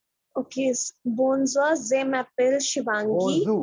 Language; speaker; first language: French; non-native, learner; Hindi